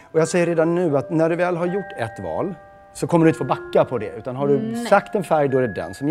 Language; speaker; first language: Swedish; native; Swedish